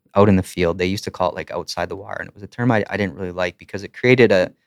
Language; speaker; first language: English; native; English